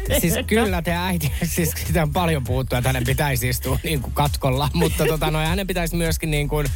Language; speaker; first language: Finnish; native; Finnish